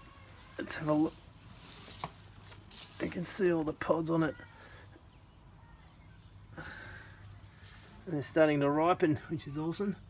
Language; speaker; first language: English; native; English